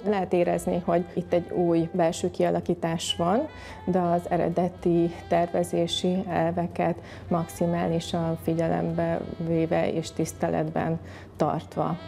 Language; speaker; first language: Hungarian; native; Hungarian